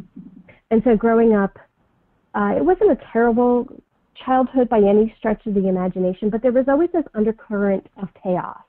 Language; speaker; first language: English; native; English